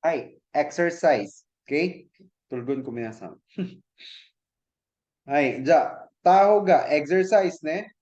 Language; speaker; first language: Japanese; non-native, fluent; Cebuano